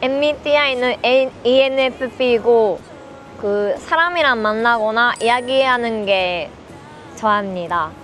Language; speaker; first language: Korean; non-native, fluent; Japanese